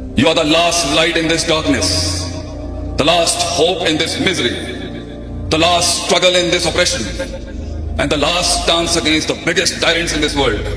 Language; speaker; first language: Urdu; native; Urdu